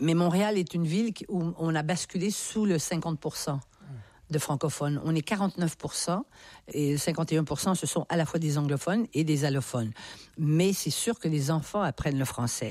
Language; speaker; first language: French; native; French